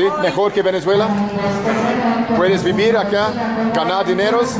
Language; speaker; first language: Spanish; non-native, learner; English